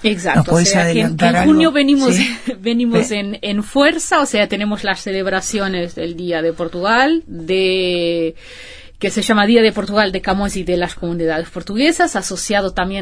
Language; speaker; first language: Spanish; non-native, fluent; Portuguese